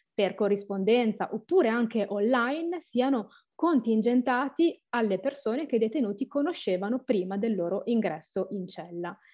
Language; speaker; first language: Italian; native; Italian